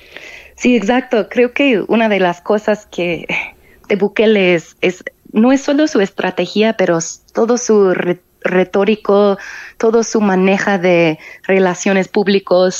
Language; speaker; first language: Spanish; non-native, fluent; English